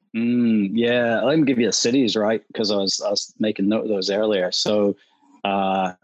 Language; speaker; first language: English; native; English